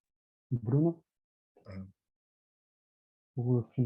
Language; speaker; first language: French; non-native, fluent; Portuguese